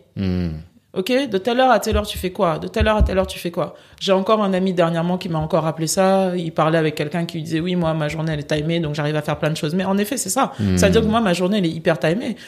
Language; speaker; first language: French; native; French